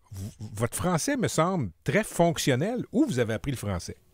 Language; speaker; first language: French; native; French